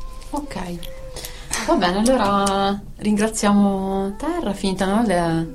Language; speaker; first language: Italian; native; Italian